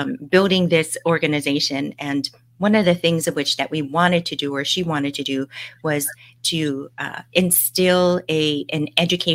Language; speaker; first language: English; native; English